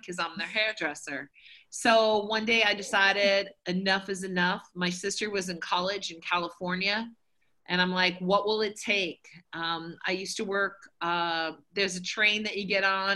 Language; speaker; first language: English; native; English